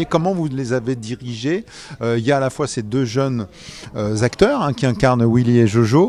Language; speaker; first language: French; native; French